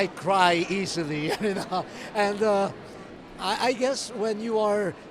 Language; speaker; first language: English; non-native, local second language; Filipino